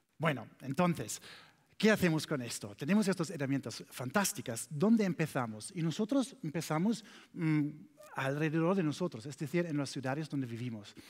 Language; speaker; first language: Spanish; non-native, learner; German